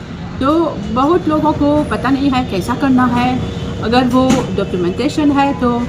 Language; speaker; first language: Hindi; non-native, fluent; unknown